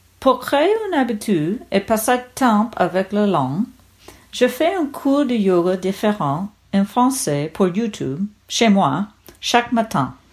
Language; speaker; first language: French; non-native, learner; English